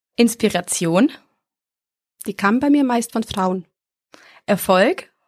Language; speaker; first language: German; early bilingual, other home language; Serbian